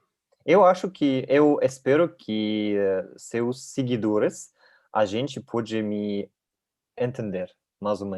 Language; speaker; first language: Portuguese; non-native, learner; Russian